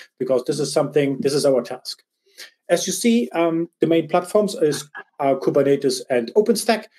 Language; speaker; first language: English; non-native, fluent; German